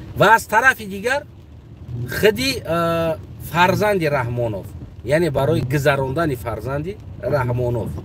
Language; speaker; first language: Tajik; non-native, local second language; Uzbek